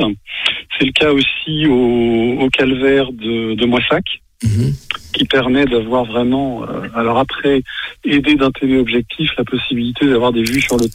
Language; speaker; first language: French; native; French